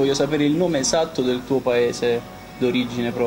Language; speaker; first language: Italian; native; Italian